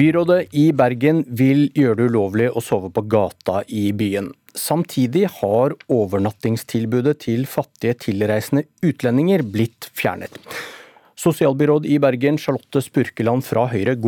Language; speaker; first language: Norwegian; native; Norwegian